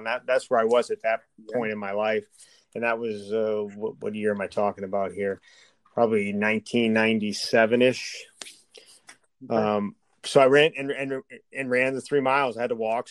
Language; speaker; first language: English; native; English